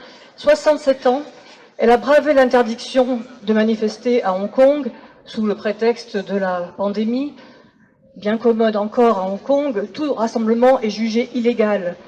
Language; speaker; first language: French; native; French